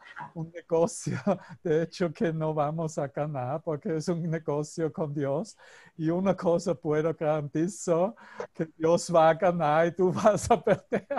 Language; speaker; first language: Spanish; non-native, fluent; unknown